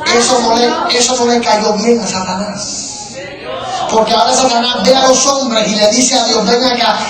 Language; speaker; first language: Spanish; native; Spanish